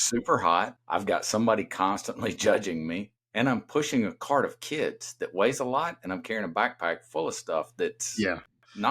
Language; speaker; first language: English; native; English